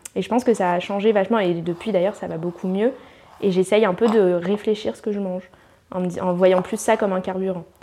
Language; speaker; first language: French; native; French